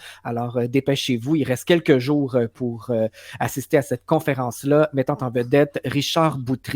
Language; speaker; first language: French; native; French